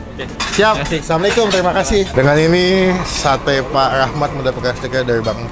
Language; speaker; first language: Indonesian; native; Indonesian